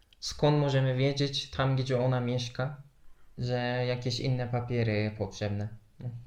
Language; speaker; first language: Polish; non-native, fluent; Turkish